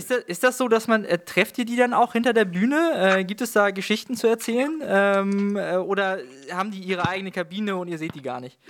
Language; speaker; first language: German; native; German